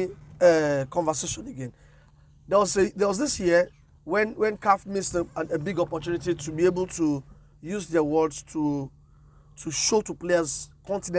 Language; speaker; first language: English; non-native, local second language; Yoruba